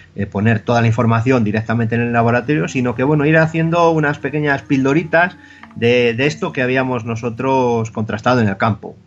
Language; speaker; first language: Spanish; native; Spanish